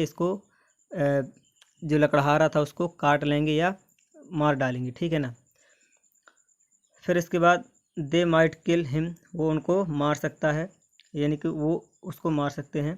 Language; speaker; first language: Hindi; native; Hindi